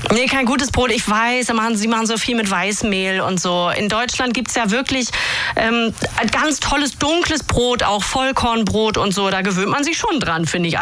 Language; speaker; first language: German; native; German